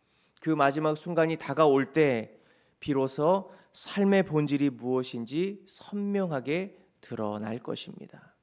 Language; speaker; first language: Korean; native; Korean